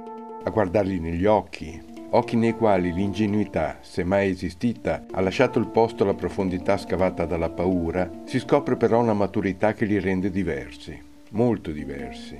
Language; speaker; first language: Italian; native; Italian